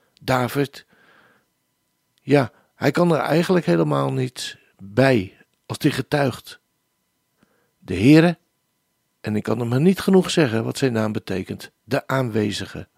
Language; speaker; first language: Dutch; native; Dutch